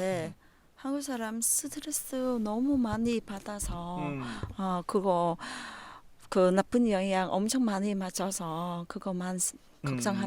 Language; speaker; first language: Korean; non-native, learner; Vietnamese